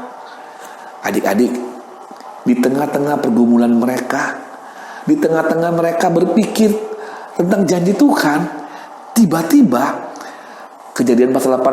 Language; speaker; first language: Indonesian; native; Indonesian